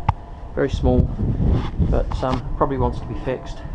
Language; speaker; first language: English; native; English